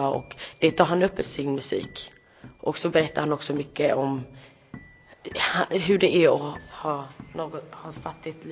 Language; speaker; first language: Swedish; early bilingual, other home language; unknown